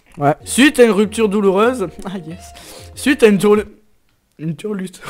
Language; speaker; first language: French; native; French